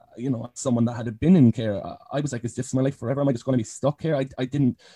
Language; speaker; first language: English; native; English